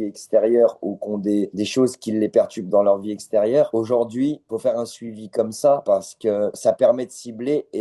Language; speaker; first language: French; native; French